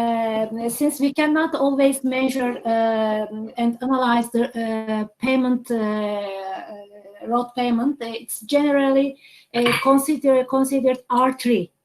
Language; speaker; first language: English; non-native, learner; Turkish